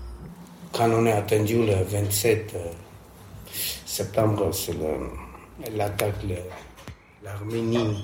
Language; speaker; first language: French; non-native, learner; Armenian